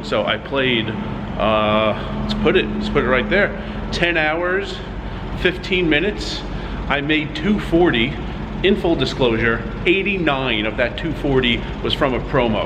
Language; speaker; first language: English; native; English